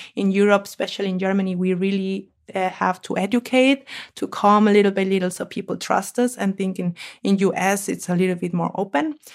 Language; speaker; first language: English; non-native, fluent; Spanish